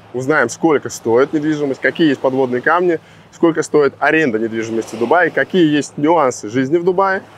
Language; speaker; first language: Russian; native; Russian